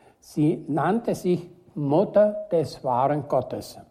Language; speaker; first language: German; native; German